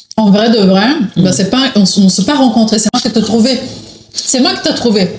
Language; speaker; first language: French; non-native, fluent; Portuguese